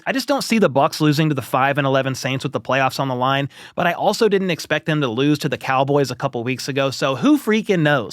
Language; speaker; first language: English; native; English